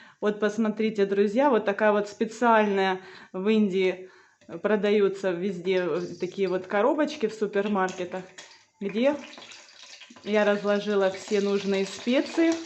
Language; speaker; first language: Russian; native; Russian